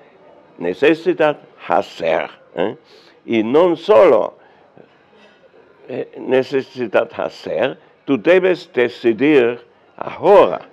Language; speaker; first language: Spanish; non-native, learner; German